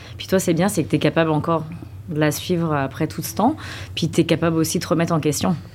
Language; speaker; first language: French; native; French